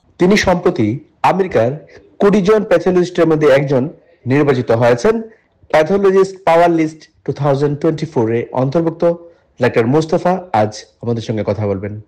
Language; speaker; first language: Bangla; native; Bangla